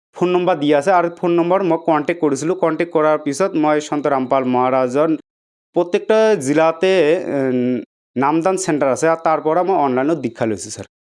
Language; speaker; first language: Assamese; native; Assamese